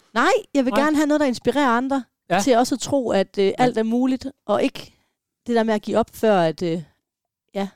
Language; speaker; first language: Danish; native; Danish